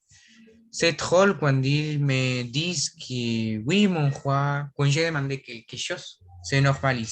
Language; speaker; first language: French; non-native, learner; Spanish